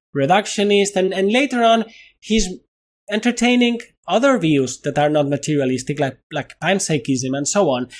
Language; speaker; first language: English; non-native, fluent; Spanish